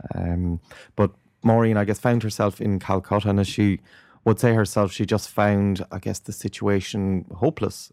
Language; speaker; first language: English; native; English